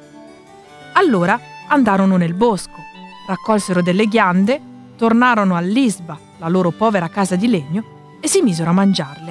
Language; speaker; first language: Italian; native; Italian